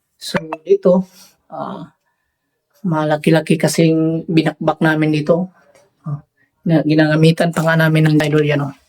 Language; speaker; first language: Filipino; non-native, local second language; Cebuano